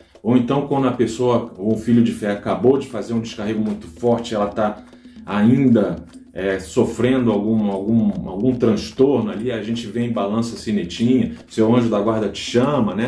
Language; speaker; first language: Portuguese; native; Portuguese